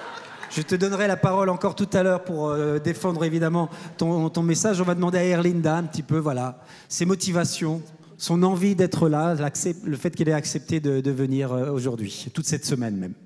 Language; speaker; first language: French; native; French